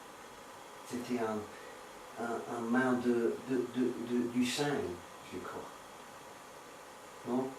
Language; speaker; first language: French; non-native, learner; English